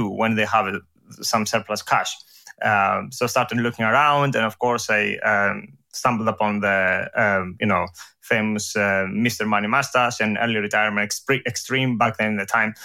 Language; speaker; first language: English; non-native, fluent; Greek